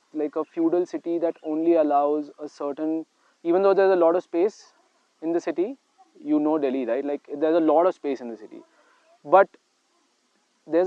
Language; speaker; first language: English; non-native, local second language; Hindi